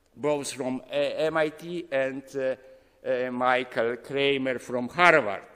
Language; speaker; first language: English; non-native, fluent; Polish